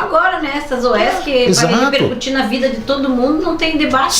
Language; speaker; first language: Portuguese; native; Portuguese